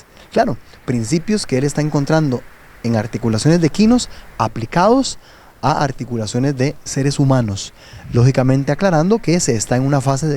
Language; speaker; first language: Spanish; native; Spanish